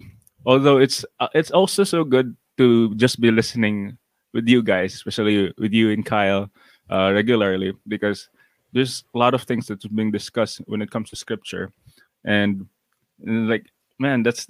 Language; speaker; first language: English; non-native, local second language; Cebuano